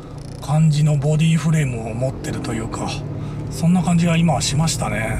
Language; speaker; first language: Japanese; native; Japanese